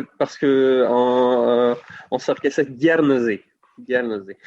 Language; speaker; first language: French; non-native, fluent; Czech